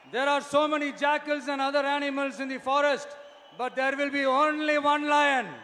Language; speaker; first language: English; non-native, local second language; Tamil